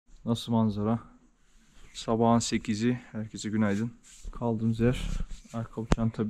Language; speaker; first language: Turkish; native; Turkish